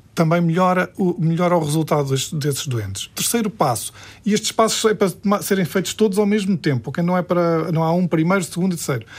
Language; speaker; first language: Portuguese; early bilingual, heritage; Portuguese